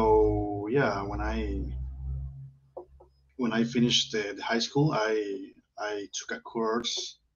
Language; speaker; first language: English; non-native, learner; Spanish